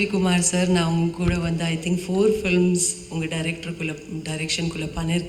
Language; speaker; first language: Tamil; non-native, local second language; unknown